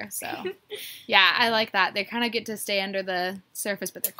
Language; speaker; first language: English; native; English